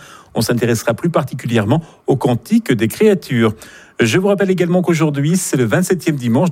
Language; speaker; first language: French; native; French